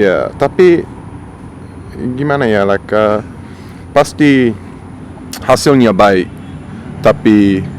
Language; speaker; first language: Indonesian; non-native, fluent; English